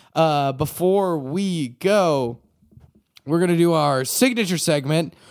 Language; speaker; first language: English; native; English